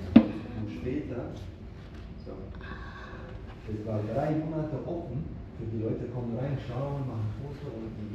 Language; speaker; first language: German; non-native, learner; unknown